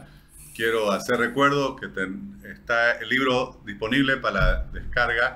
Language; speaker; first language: Spanish; native; Spanish